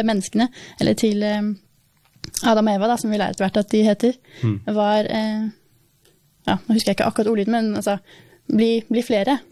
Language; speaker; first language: Norwegian; native; Norwegian